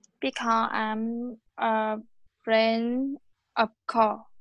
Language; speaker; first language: English; non-native, learner; Vietnamese